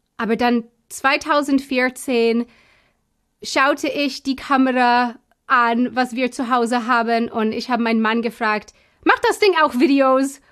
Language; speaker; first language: German; non-native, fluent; English